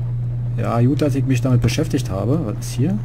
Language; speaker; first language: German; native; German